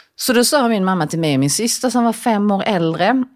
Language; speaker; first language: Swedish; early bilingual, other home language; Korean